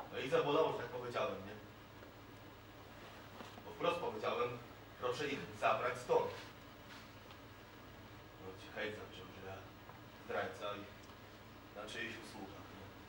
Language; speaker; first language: Polish; non-native, fluent; Kurdish